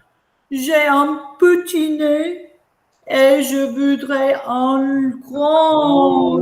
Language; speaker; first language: French; non-native, fluent; English